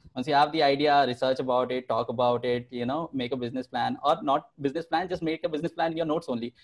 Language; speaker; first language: English; non-native, local second language; Hindi